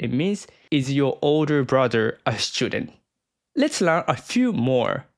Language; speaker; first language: English; non-native, fluent; Japanese